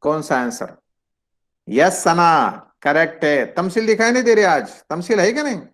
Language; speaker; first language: Hindi; non-native, local second language; Marathi